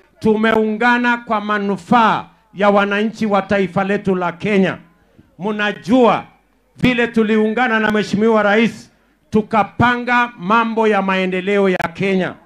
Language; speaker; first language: Swahili; non-native, local second language; Kalenjin